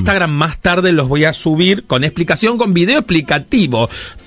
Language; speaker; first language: Spanish; native; Spanish